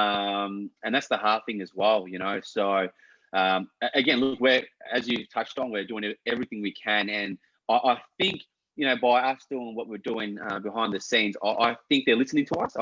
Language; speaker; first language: English; native; English